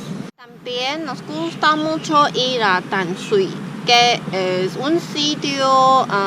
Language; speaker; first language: Spanish; non-native, learner; Chinese